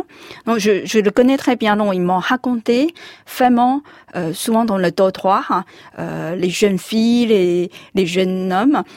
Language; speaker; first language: French; non-native, fluent; Chinese